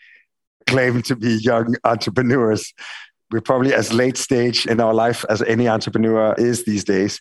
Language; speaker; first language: English; non-native, fluent; Danish